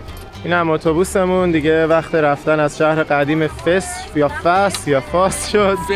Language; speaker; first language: Persian; native; Persian